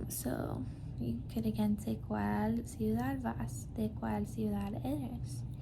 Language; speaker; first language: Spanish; non-native, learner; English